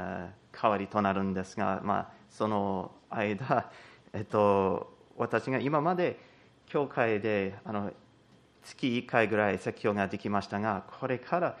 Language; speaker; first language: Japanese; non-native, fluent; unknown